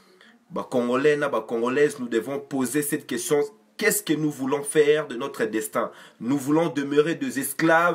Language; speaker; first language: French; non-native, local second language; Lingala